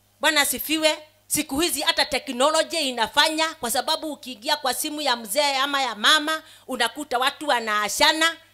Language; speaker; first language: Swahili; non-native, local second language; Kikuyu